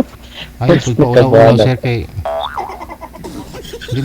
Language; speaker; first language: Filipino; native; Filipino